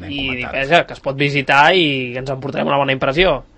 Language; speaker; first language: Catalan; native; Catalan